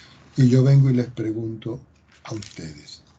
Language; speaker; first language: Spanish; native; Spanish